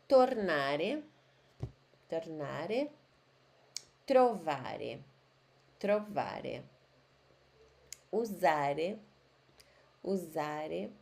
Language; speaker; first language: Italian; non-native, fluent; Portuguese